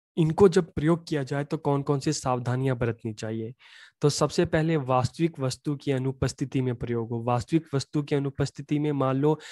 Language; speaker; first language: Hindi; native; Hindi